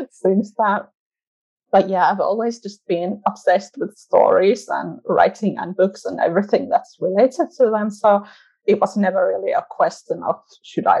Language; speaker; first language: English; non-native, fluent; Finnish